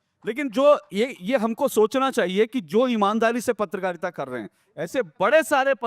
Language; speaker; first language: Hindi; native; Hindi